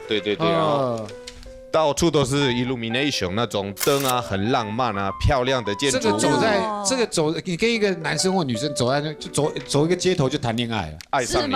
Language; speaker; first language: Chinese; non-native, fluent; Spanish